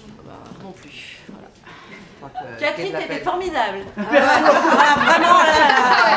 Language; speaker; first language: French; native; French